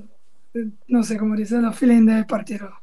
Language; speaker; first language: Spanish; non-native, learner; Portuguese